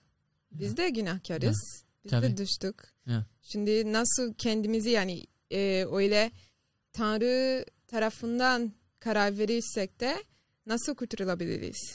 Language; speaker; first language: Turkish; non-native, fluent; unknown